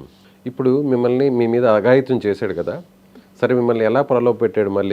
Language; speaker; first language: Telugu; native; Telugu